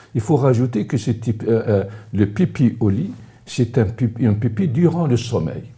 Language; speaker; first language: French; non-native, local second language; Arabic